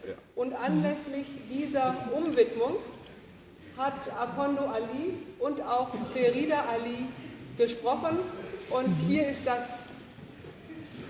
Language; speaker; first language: German; native; German